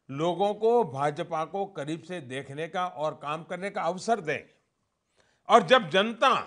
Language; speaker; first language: Hindi; non-native, local second language; Gujarati